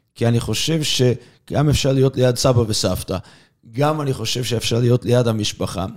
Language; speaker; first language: Hebrew; non-native, fluent; English